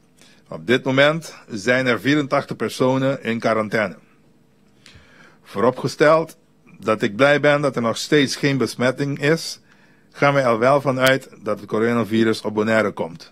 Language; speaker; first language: Dutch; native; Dutch